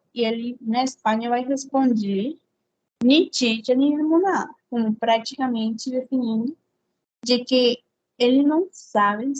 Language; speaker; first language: Portuguese; non-native, fluent; Spanish